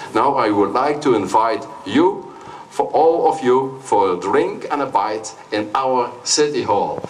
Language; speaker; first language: English; non-native, fluent; Dutch